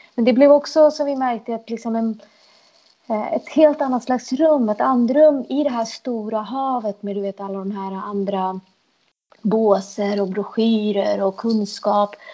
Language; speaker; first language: Swedish; early bilingual, other home language; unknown